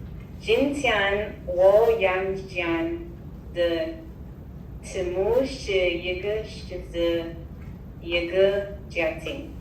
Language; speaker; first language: Chinese; non-native, learner; English